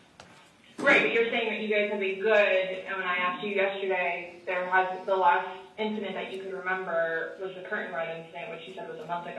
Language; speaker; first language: English; native; English